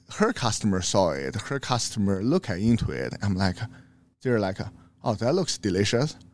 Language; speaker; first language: English; non-native, learner; Chinese